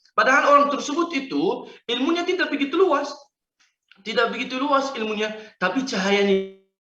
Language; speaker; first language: Indonesian; non-native, fluent; Arabic